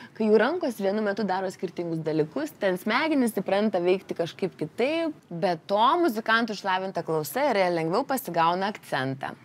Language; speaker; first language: Lithuanian; native; Lithuanian